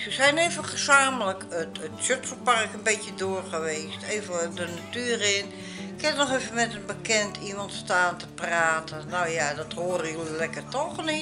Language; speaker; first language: Dutch; native; Dutch